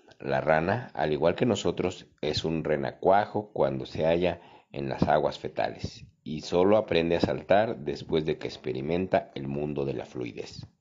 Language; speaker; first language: Spanish; native; Spanish